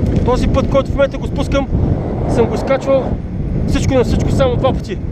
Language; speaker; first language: Bulgarian; native; Bulgarian